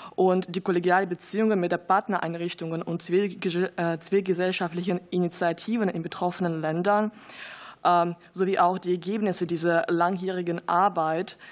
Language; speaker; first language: German; non-native, fluent; Russian